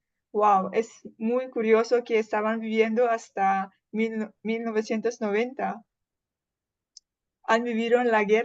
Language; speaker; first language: Spanish; non-native, fluent; Russian